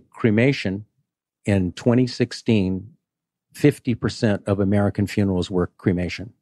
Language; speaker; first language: English; native; English